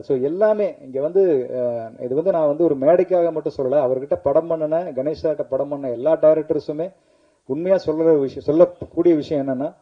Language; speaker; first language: Tamil; native; Tamil